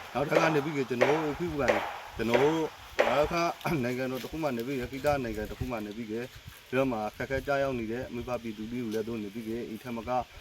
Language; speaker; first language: Burmese; native; Burmese